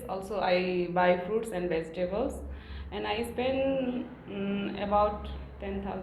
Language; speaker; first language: English; non-native, learner; Nepali